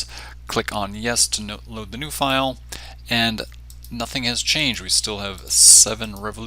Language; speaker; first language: English; native; English